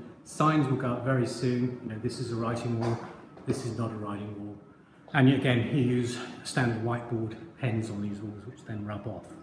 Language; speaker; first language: English; native; English